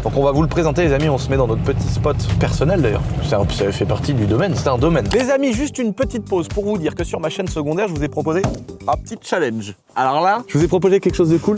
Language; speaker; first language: French; native; French